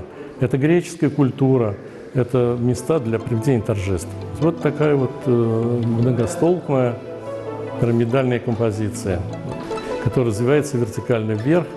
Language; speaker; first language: Russian; native; Russian